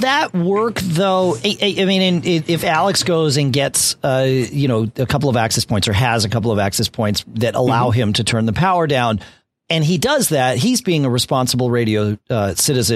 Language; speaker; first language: English; native; English